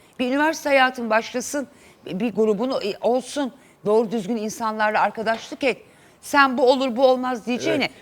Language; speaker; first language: Turkish; native; Turkish